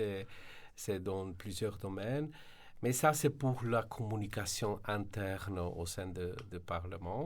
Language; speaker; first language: French; non-native, fluent; Slovenian